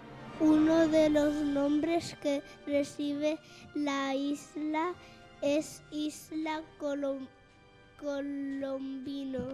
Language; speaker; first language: Spanish; native; Spanish